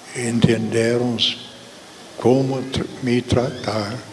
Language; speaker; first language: Portuguese; non-native, fluent; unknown